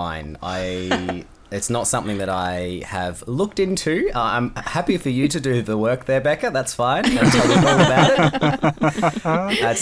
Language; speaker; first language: English; native; English